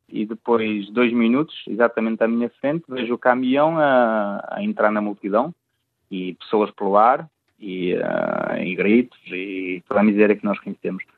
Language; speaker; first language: Portuguese; native; Portuguese